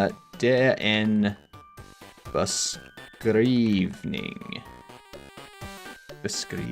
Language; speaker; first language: Swedish; non-native, learner; English